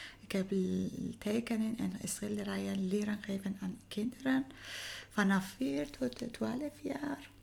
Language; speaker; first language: Dutch; non-native, learner; Persian